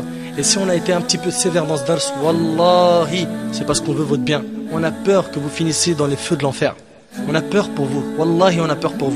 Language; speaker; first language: French; native; French